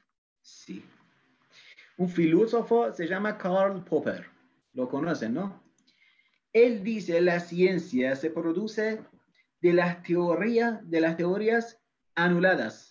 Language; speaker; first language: Spanish; non-native, fluent; Persian